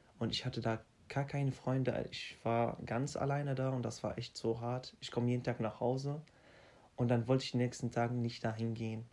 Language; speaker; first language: German; non-native, fluent; Arabic